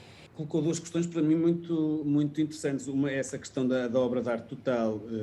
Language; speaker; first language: Portuguese; native; Portuguese